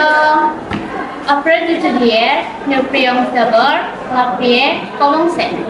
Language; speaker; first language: French; non-native, learner; Indonesian